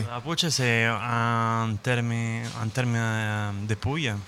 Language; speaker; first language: French; non-native, learner; Italian